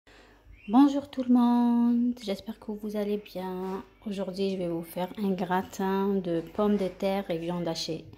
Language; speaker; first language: French; non-native, local second language; Arabic